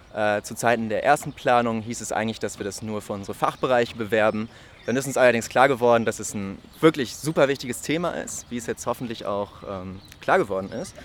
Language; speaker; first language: German; native; German